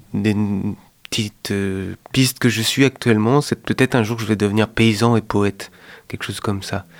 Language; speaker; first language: French; native; French